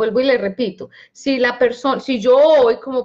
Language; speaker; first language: Spanish; native; Spanish